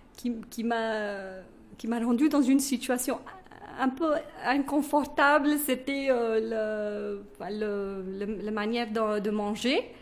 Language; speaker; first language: French; non-native, fluent; Kannada